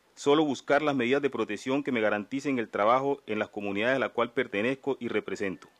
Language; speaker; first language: Spanish; native; Spanish